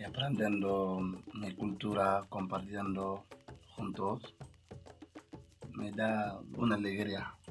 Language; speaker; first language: Spanish; non-native, learner; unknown